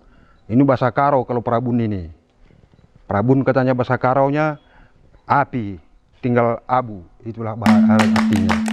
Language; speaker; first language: Indonesian; non-native, local second language; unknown